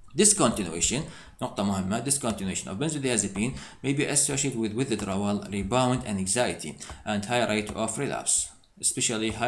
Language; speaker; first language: English; non-native, fluent; Arabic